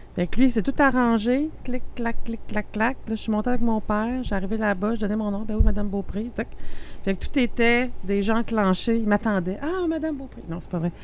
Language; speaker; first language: French; native; French